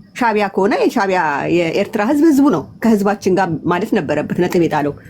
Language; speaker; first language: Amharic; non-native, local second language; Tigrinya